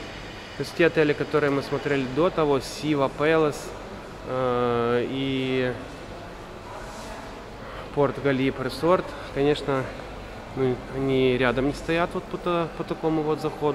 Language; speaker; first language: Russian; native; Russian